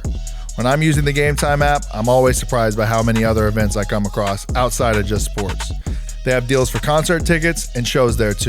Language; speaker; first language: English; native; English